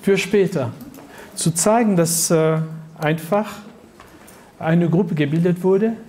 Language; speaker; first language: German; non-native, fluent; French